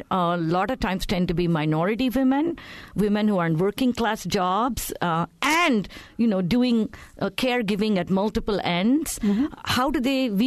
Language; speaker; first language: English; non-native, local second language; Tamil